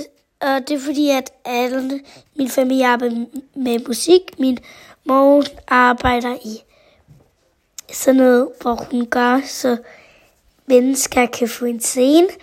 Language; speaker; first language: Danish; early bilingual, other home language; German